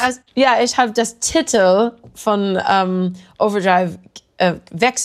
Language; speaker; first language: German; non-native, learner; English